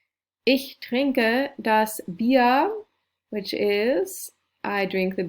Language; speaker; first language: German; non-native, fluent; English